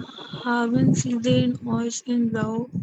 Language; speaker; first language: German; non-native, learner; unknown